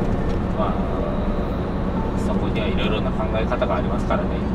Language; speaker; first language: Japanese; native; Japanese